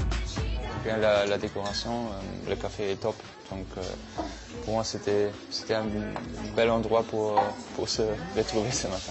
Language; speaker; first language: French; non-native, fluent; German